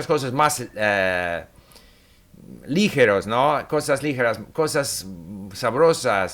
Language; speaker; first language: Spanish; non-native, fluent; English